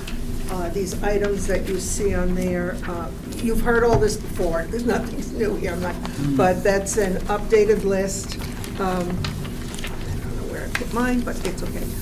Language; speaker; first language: English; native; English